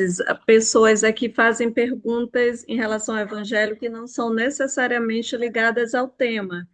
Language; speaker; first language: Portuguese; native; Portuguese